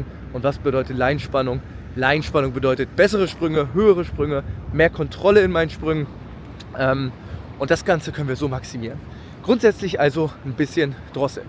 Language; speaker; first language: German; native; German